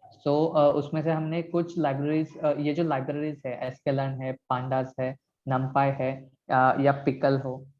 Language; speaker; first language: Hindi; non-native, local second language; Marathi